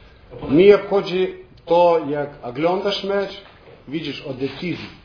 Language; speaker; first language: Polish; non-native, learner; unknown